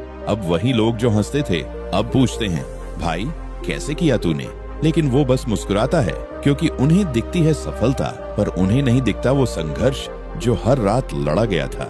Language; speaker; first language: Hindi; native; Hindi